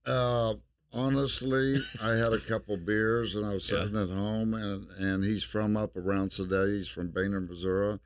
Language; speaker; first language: English; native; English